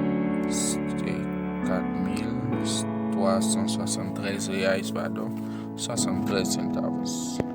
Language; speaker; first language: French; non-native, local second language; Haitian Creole